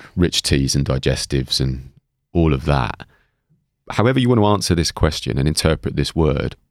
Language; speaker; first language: English; native; English